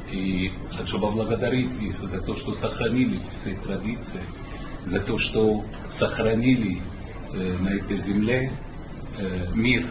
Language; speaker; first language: Russian; non-native, fluent; Arabic